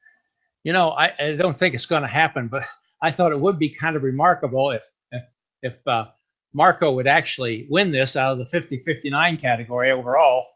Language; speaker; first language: English; native; English